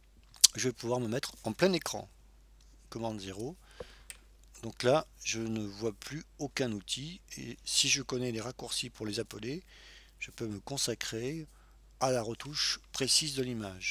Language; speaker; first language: French; native; French